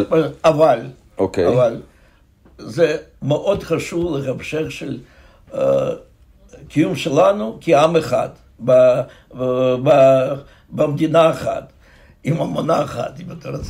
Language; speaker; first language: Hebrew; non-native, fluent; Russian